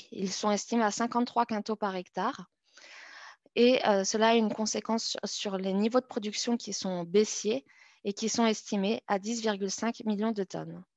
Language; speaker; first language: French; native; French